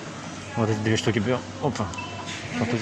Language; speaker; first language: Russian; non-native, learner; Azerbaijani